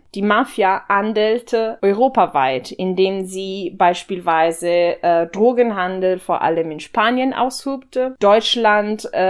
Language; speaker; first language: German; non-native, fluent; Italian